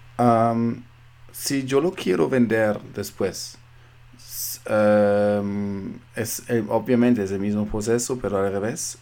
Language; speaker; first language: Spanish; non-native, fluent; German